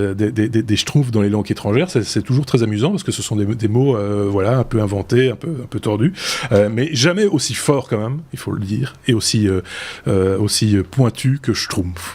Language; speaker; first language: French; native; French